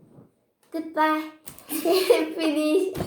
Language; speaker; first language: English; non-native, learner; Turkish